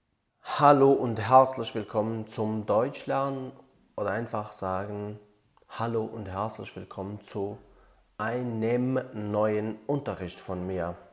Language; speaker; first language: German; non-native, fluent; Tajik